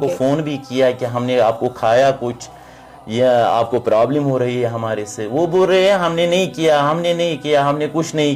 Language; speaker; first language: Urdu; non-native, local second language; Kashmiri